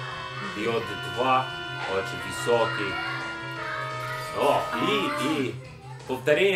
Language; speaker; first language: Russian; non-native, learner; English